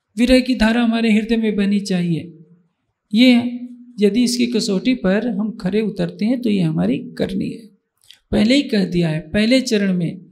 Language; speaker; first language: Hindi; native; Hindi